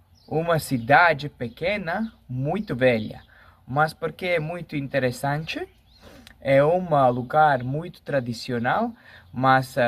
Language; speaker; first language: Portuguese; non-native, fluent; Latvian